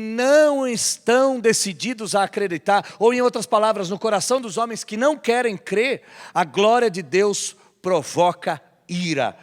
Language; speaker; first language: Portuguese; native; Portuguese